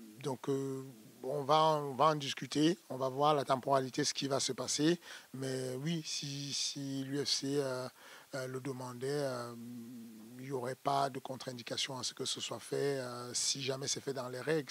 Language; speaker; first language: French; native; French